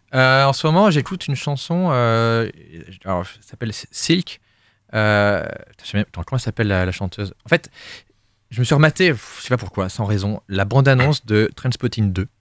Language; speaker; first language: French; native; French